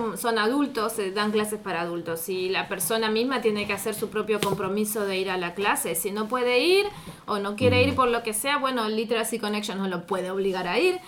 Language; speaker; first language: Spanish; native; Spanish